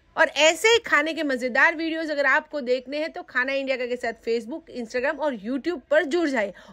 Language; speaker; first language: Hindi; non-native, local second language; Gujarati